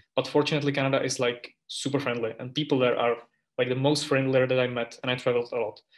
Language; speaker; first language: English; non-native, fluent; Czech